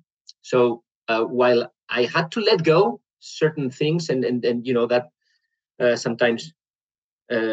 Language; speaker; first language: English; non-native, fluent; Spanish